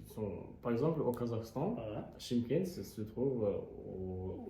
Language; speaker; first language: French; non-native, fluent; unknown